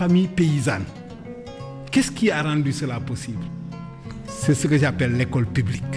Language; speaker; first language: French; native; French